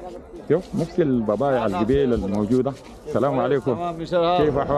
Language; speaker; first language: Arabic; native; Arabic